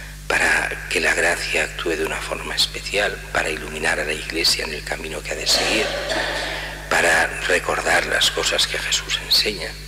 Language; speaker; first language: Spanish; native; Spanish